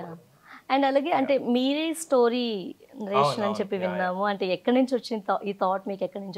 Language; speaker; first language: Telugu; native; Telugu